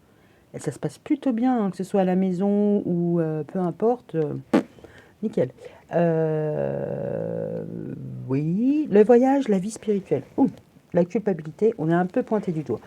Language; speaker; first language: French; native; French